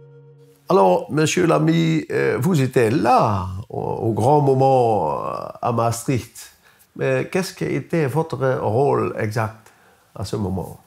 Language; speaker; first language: French; non-native, fluent; Dutch